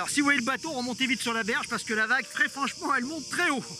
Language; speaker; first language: French; native; French